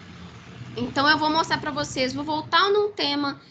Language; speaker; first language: Portuguese; native; Portuguese